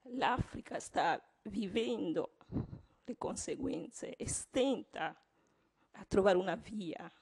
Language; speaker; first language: Italian; non-native, fluent; Kinyarwanda